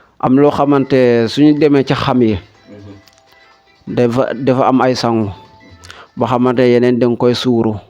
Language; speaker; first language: Wolof; non-native, local second language; Serer